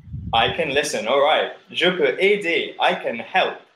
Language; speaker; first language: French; non-native, fluent; English